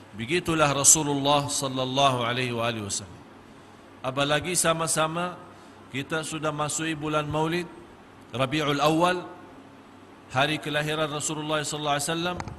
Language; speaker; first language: Malay; non-native, fluent; Arabic